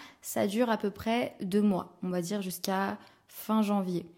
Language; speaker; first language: French; native; French